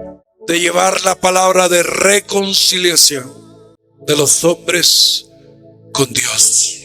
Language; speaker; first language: Spanish; native; Spanish